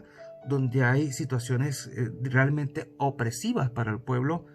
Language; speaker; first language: Spanish; native; Spanish